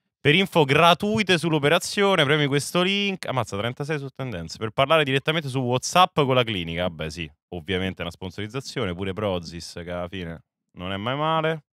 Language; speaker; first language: Italian; native; Italian